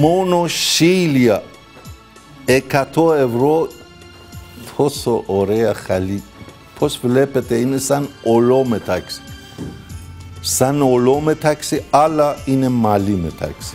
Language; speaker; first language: Greek; non-native, learner; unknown